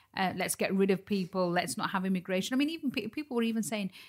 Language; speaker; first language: English; native; English